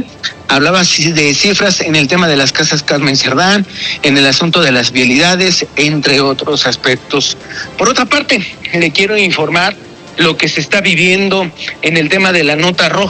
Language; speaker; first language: Spanish; native; Spanish